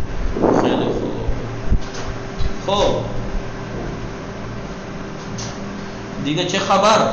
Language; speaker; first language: Persian; non-native, fluent; Urdu